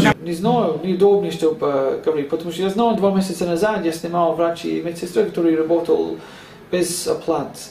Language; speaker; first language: Russian; non-native, learner; English